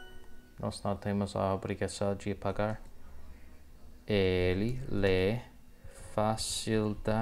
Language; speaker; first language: Portuguese; non-native, learner; English